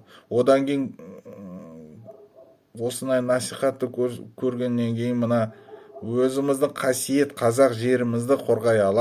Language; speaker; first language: Kazakh; non-native, local second language; Russian